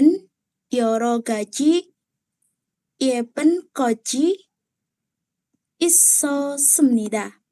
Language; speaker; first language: Korean; non-native, learner; Indonesian